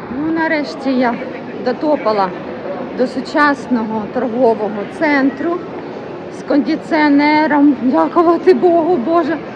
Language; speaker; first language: Ukrainian; non-native, local second language; Russian